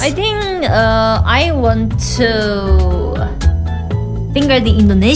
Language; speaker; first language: English; non-native, learner; Korean